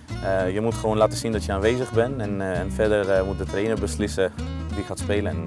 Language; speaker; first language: Dutch; non-native, fluent; Greek